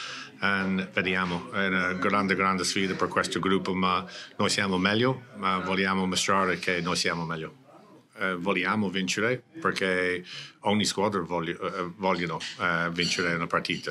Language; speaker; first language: Italian; non-native, learner; English